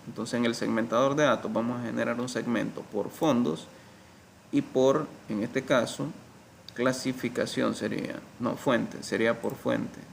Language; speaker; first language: Spanish; native; Spanish